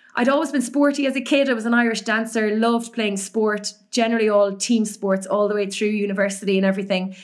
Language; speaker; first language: English; native; English